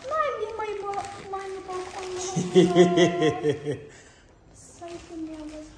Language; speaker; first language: German; non-native, learner; Indonesian